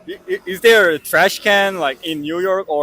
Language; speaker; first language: English; non-native, learner; Korean